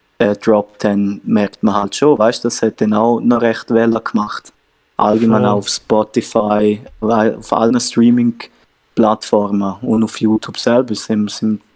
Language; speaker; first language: German; native; German